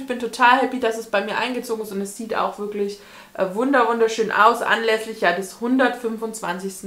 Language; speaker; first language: German; native; German